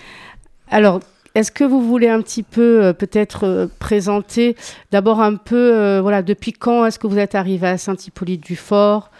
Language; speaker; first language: French; native; French